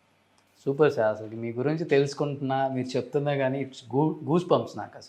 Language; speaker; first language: Telugu; native; Telugu